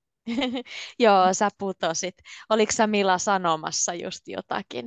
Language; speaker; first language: Finnish; native; Finnish